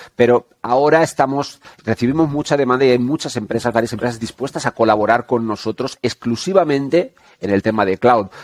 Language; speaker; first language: Spanish; native; Spanish